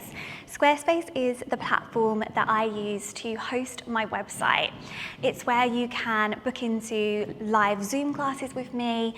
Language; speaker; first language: English; native; English